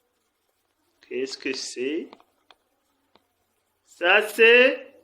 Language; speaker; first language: French; non-native, fluent; Kinyarwanda